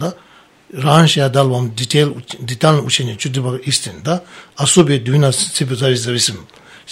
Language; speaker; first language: Russian; non-native, learner; Tibetan